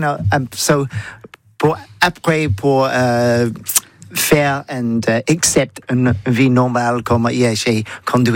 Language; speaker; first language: French; non-native, learner; English